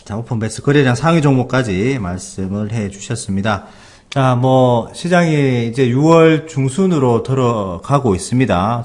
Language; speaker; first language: Korean; native; Korean